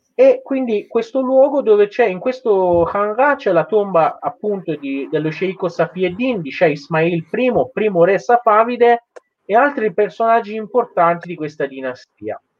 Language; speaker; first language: Italian; non-native, fluent; Persian